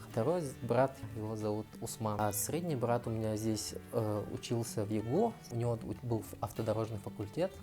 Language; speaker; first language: Russian; early bilingual, other home language; Tajik